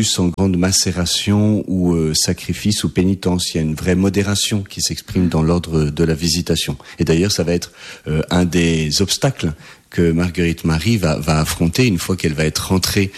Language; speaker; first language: French; native; French